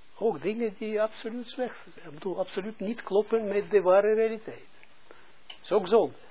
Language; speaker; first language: Dutch; non-native, fluent; Russian